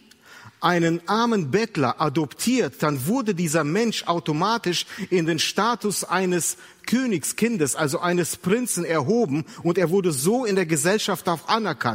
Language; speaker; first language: German; native; German